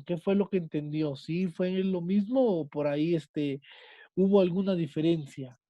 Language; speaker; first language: Spanish; native; Spanish